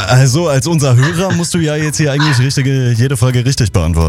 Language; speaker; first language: German; native; German